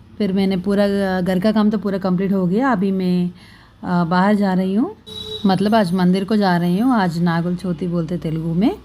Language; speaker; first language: Hindi; non-native, local second language; Telugu